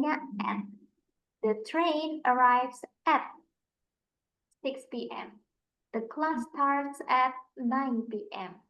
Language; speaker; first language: English; non-native, fluent; Indonesian